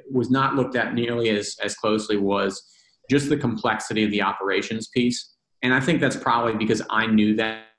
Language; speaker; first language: English; native; English